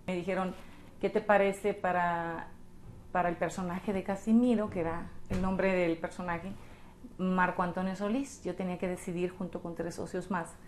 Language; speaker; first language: Spanish; native; Spanish